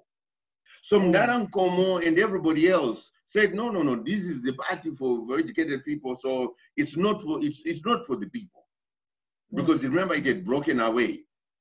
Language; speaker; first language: English; non-native, local second language; Shona